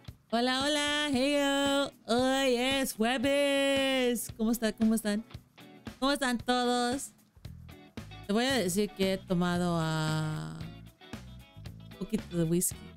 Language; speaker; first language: Spanish; non-native, learner; English